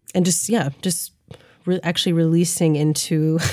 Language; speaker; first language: English; native; English